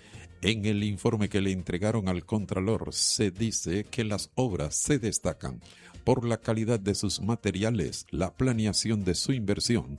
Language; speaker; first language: Spanish; native; Spanish